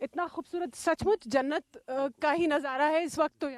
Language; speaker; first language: Hindi; native; Hindi